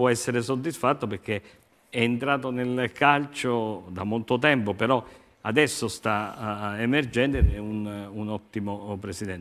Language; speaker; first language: Italian; native; Italian